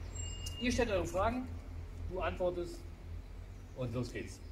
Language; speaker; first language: German; native; German